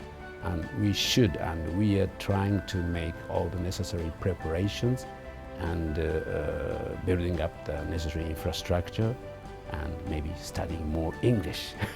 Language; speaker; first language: English; non-native, fluent; Japanese